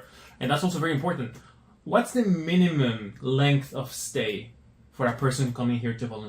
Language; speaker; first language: English; non-native, fluent; Spanish